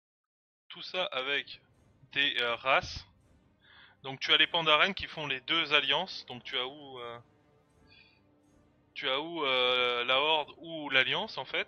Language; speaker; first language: French; native; French